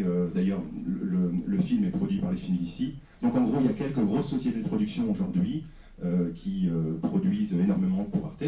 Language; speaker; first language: French; native; French